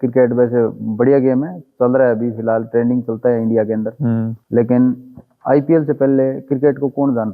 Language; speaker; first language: Hindi; native; Hindi